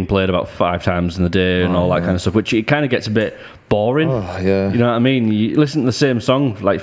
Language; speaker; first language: English; native; English